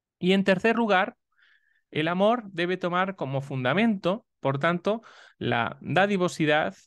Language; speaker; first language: Spanish; native; Spanish